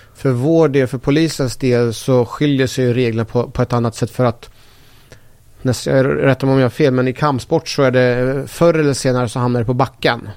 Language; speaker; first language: Swedish; early bilingual, other home language; Persian